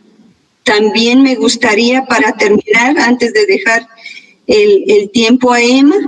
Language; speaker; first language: Spanish; native; Spanish